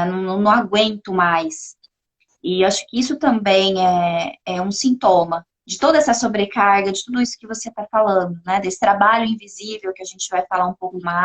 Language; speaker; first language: Portuguese; native; Portuguese